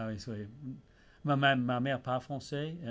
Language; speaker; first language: French; early bilingual, heritage; English